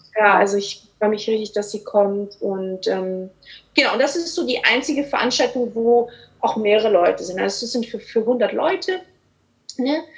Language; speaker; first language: German; early bilingual, other home language; Portuguese